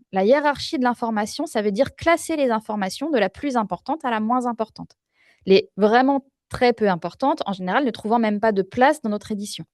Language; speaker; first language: French; native; French